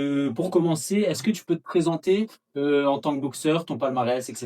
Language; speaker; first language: French; native; French